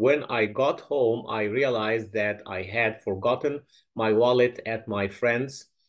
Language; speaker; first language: English; non-native, fluent; Arabic